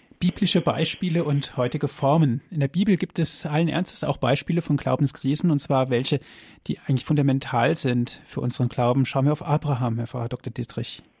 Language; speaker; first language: German; native; German